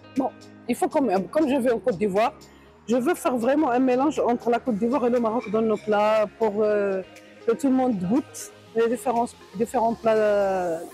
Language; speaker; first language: French; non-native, local second language; Arabic